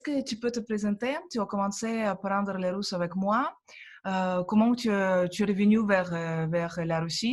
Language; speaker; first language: French; non-native, fluent; Russian